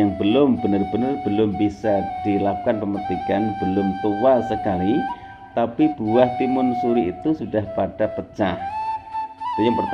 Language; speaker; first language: Indonesian; native; Indonesian